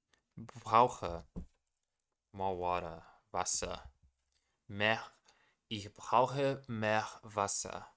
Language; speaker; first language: German; non-native, learner; English